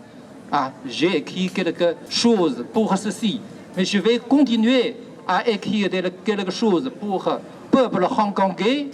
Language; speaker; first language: French; non-native, fluent; Chinese